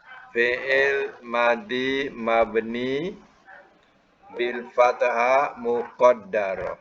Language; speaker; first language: Arabic; non-native, fluent; Malay